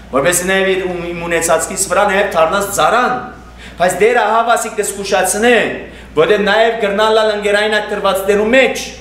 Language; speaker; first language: Armenian; early bilingual, heritage; Armenian